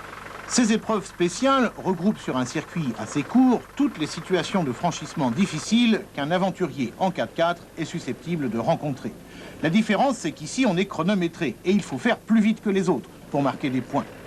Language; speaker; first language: French; native; French